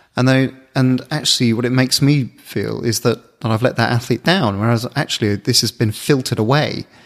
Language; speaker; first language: English; native; English